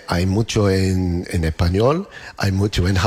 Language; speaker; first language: Spanish; non-native, learner; English